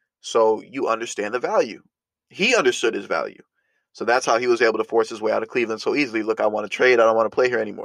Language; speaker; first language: English; native; English